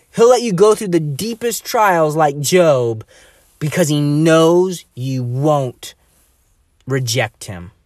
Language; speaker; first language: English; native; English